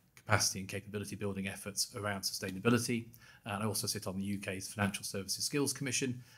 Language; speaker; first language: English; native; English